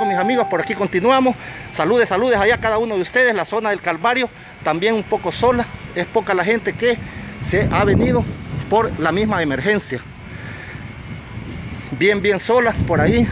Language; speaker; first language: Spanish; native; Spanish